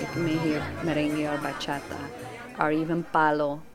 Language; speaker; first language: English; non-native, fluent; Dutch